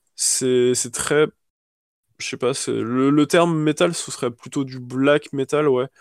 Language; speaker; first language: French; native; French